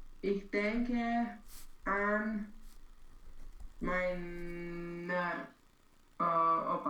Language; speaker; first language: German; non-native, learner; Romanian